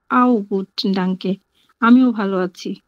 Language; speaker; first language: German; non-native, learner; Bangla